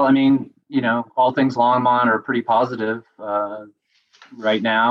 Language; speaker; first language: English; native; English